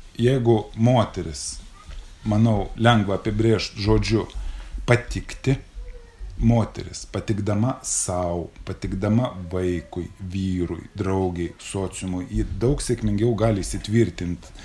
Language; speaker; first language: Lithuanian; native; Lithuanian